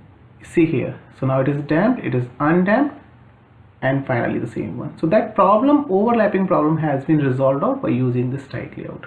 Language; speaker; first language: English; non-native, local second language; Hindi